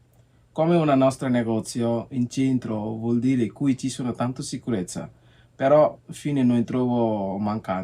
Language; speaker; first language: Italian; non-native, learner; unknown